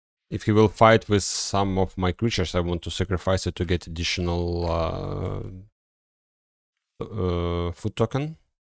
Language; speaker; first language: English; non-native, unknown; Ukrainian